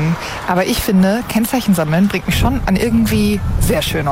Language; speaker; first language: German; native; German